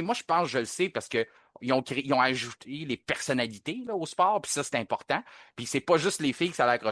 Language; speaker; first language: French; native; French